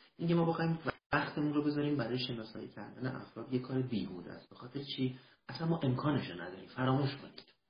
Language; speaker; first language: Persian; early bilingual, heritage; Persian